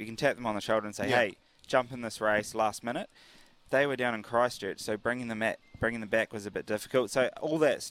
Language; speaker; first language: English; native; English